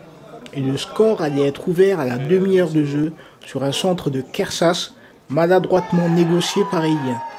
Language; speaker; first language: French; native; French